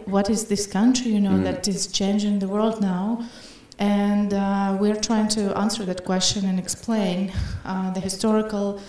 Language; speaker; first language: English; non-native, fluent; Ukrainian